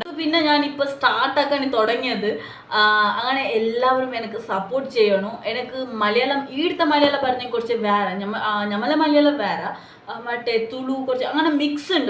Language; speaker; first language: Malayalam; non-native, local second language; Tulu